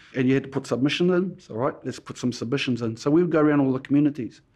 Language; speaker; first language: English; native; English